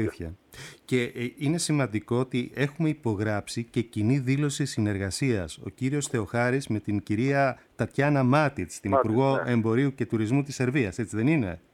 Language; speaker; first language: Greek; native; Greek